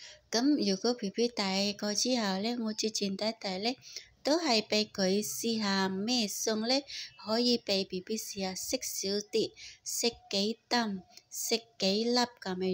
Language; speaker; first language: Cantonese; non-native, fluent; Indonesian